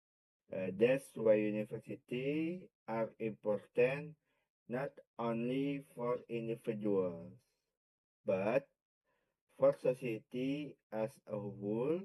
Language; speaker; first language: English; non-native, learner; Indonesian